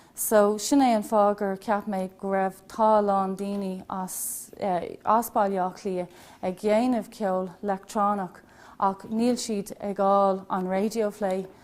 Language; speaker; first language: Irish; non-native, local second language; English